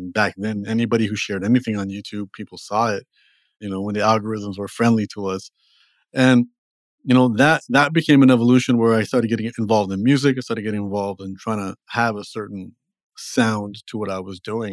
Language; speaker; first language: English; native; English